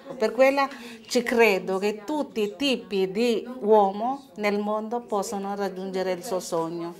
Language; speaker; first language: Italian; non-native, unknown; Filipino